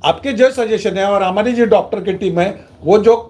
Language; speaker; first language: Hindi; non-native, local second language; Marathi